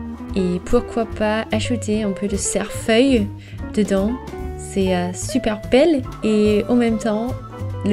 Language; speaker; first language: French; non-native, fluent; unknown